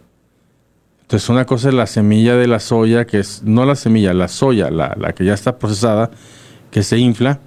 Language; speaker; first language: Spanish; native; Spanish